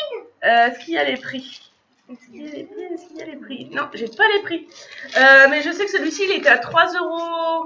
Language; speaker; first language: French; native; French